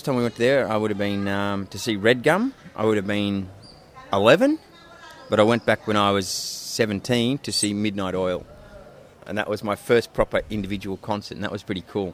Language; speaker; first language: English; native; English